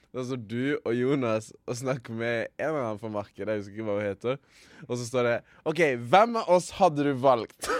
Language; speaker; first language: Norwegian; early bilingual, other home language; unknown